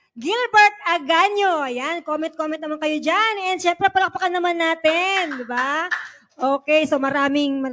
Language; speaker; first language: Filipino; native; Filipino